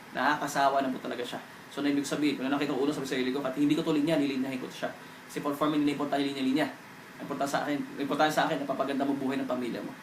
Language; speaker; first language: Filipino; native; Filipino